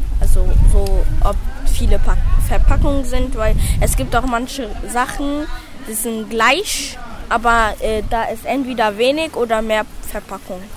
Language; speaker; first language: German; non-native, fluent; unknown